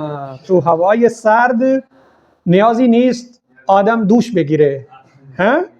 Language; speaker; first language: Persian; non-native, fluent; Urdu